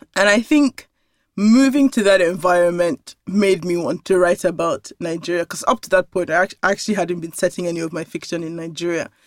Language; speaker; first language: English; non-native, local second language; Yoruba